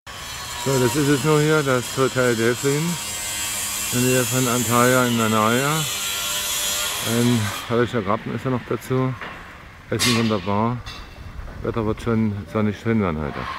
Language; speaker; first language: German; native; German